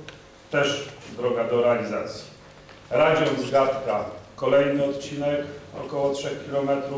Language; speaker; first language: Polish; native; Polish